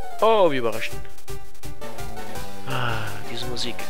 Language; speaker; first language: German; native; German